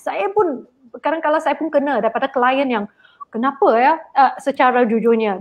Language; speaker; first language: Malay; non-native, local second language; Chinese